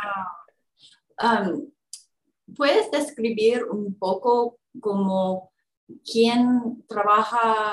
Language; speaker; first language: Spanish; non-native, fluent; English